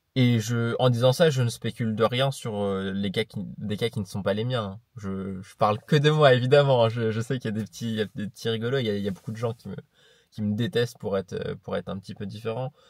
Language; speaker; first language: French; native; French